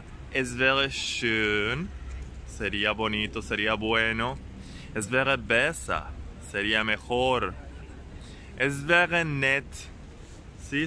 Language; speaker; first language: Spanish; non-native, fluent; German